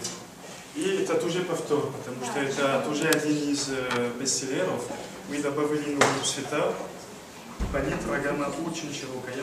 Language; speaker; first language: Russian; non-native, learner; French